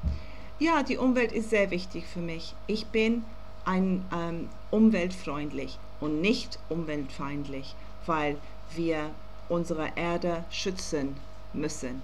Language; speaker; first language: German; non-native, learner; English